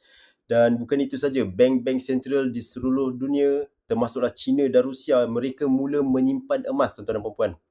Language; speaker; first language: Malay; native; Malay